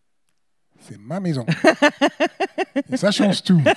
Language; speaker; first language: French; non-native, fluent; English